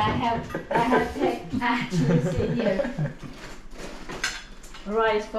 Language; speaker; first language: English; non-native, learner; Swedish